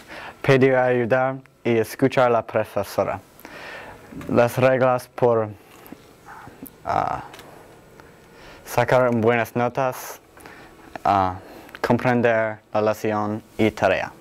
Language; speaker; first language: Spanish; non-native, learner; English